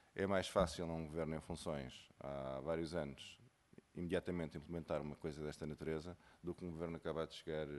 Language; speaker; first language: Portuguese; native; Portuguese